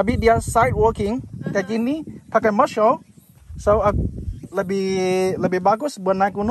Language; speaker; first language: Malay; non-native, fluent; Chinese